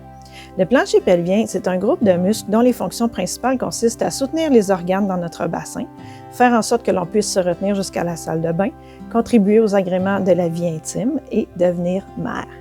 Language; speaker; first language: French; native; French